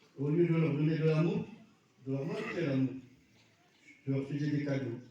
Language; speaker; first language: French; early bilingual, other home language; Arabic